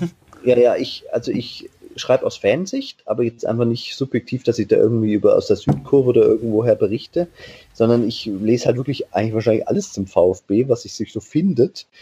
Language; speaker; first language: German; native; German